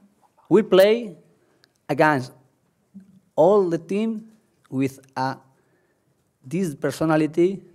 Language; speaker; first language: English; non-native, learner; Spanish